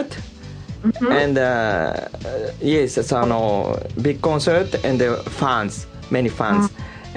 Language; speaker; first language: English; non-native, learner; Japanese